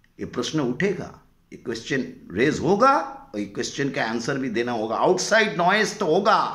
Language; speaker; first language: Hindi; non-native, local second language; Bangla